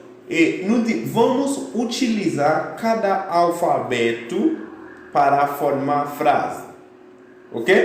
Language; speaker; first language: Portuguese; non-native, learner; Haitian Creole